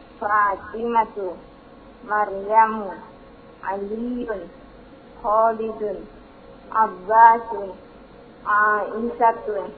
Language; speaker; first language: Arabic; non-native, learner; Indonesian